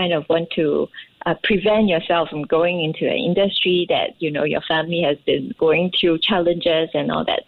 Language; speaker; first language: English; non-native, local second language; Cantonese